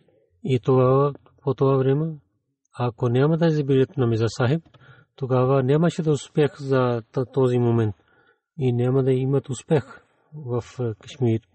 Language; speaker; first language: Bulgarian; non-native, learner; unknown